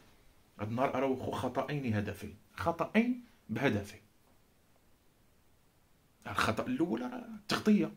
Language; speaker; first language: Arabic; native; Arabic